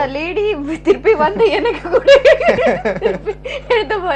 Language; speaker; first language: Tamil; non-native, local second language; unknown